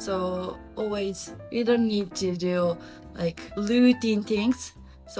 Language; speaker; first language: English; non-native, learner; Japanese